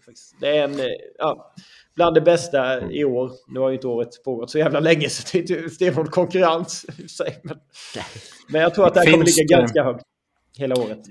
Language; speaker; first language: Swedish; native; Swedish